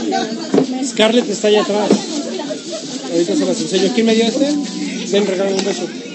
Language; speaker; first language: Spanish; native; Spanish